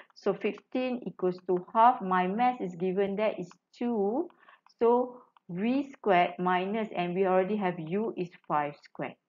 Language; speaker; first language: English; non-native, local second language; Malay